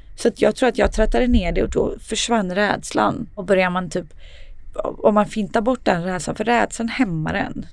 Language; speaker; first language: Swedish; early bilingual, other home language; Serbian